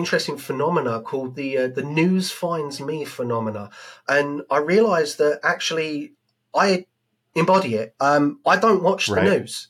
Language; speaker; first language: English; native; English